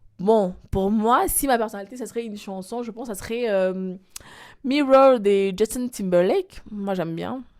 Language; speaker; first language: French; non-native, local second language; Lingala